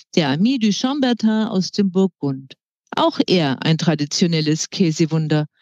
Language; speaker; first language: German; native; German